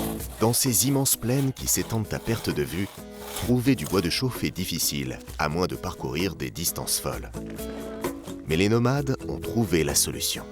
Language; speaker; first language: French; native; French